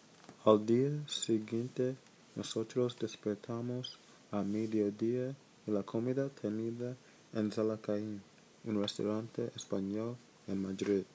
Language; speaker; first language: Spanish; non-native, learner; English